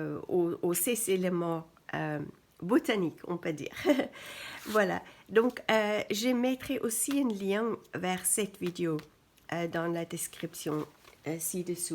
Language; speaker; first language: French; non-native, fluent; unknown